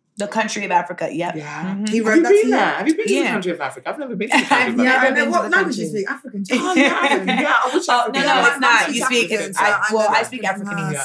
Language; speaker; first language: English; native; English